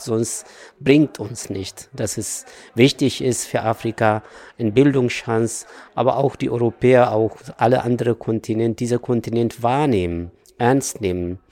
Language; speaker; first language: German; non-native, fluent; Amharic